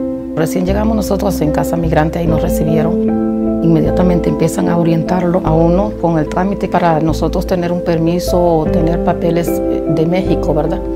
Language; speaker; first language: Spanish; native; Spanish